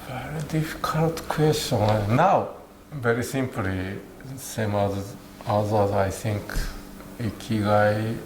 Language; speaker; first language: English; non-native, learner; Japanese